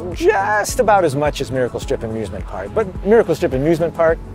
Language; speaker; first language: English; native; English